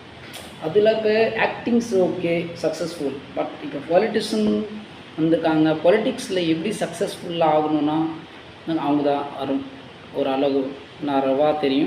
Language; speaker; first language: Tamil; non-native, learner; Hindi